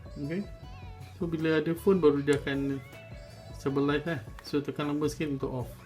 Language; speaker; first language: Malay; native; Malay